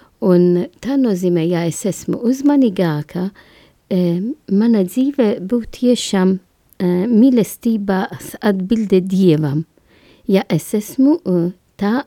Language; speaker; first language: Latvian; non-native, learner; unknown